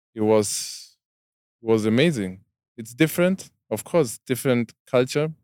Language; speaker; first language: English; non-native, fluent; German